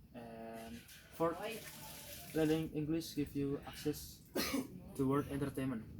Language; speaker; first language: English; non-native, learner; Indonesian